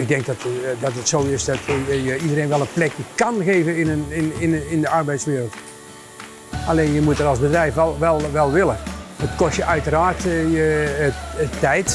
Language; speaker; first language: Dutch; native; Dutch